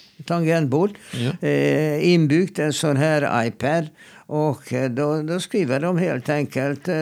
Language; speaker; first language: Swedish; non-native, fluent; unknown